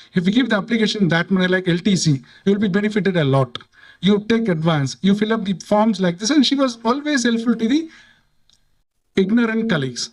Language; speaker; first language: English; non-native, local second language; Tamil